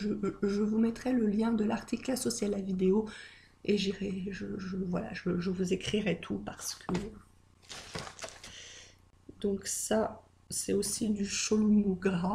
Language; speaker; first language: French; native; French